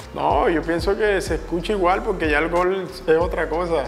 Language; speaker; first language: Spanish; native; Spanish